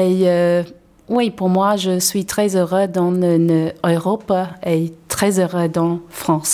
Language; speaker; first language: French; non-native, learner; English